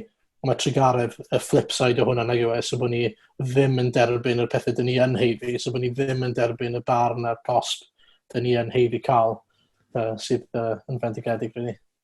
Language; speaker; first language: Welsh; native; Welsh